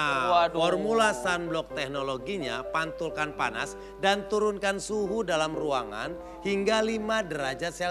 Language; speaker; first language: Indonesian; native; Indonesian